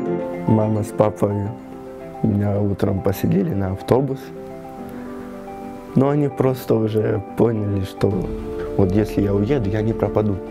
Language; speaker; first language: Russian; native; Russian